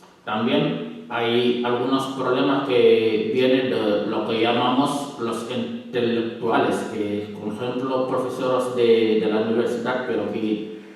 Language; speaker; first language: Spanish; non-native, learner; Wolof